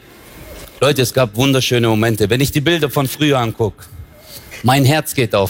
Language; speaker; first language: German; early bilingual, other home language; Turkish